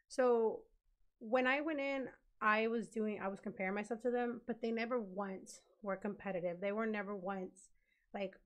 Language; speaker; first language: English; native; English